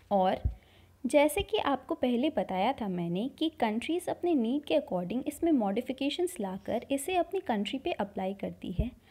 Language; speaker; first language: Hindi; native; Hindi